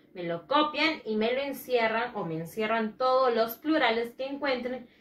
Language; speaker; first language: Spanish; native; Spanish